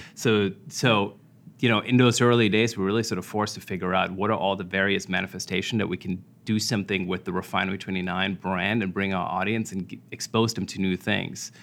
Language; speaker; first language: English; non-native, fluent; German